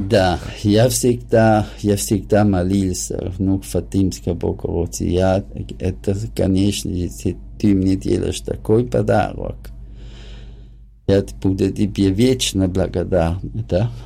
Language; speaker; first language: Russian; non-native, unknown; German